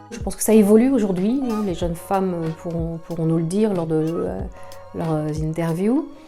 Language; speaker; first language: French; native; French